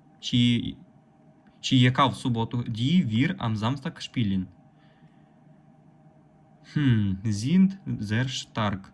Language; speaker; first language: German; non-native, learner; Ukrainian